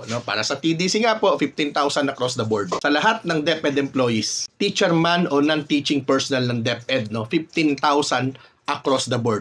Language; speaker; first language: Filipino; native; Filipino